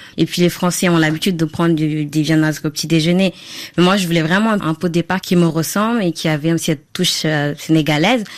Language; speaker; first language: French; non-native, local second language; Wolof